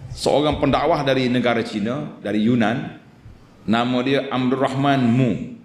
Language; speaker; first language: Malay; native; Malay